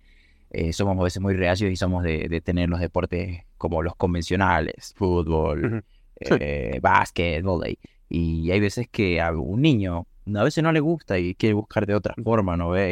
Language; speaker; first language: Spanish; native; Spanish